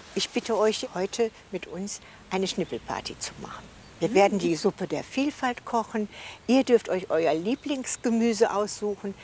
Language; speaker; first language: German; native; German